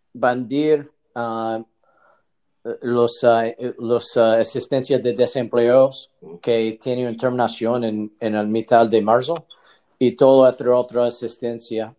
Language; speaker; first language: Spanish; non-native, learner; English